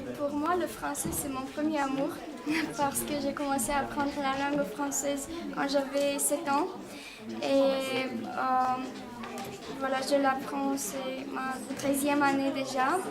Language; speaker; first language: French; non-native, fluent; Romanian